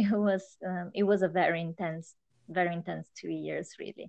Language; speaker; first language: English; non-native, fluent; Italian